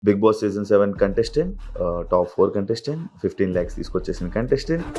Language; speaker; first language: Telugu; native; Telugu